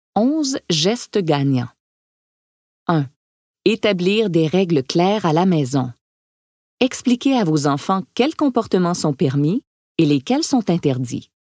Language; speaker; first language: French; native; French